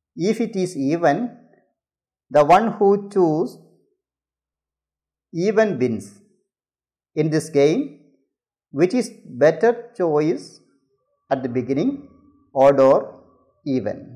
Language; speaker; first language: English; non-native, local second language; Malayalam